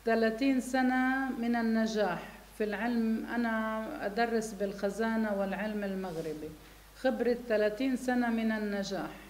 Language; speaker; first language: Arabic; native; Arabic